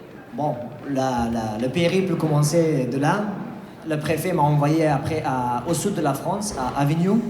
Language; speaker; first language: French; non-native, fluent; Persian